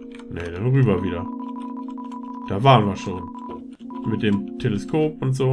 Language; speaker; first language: German; native; German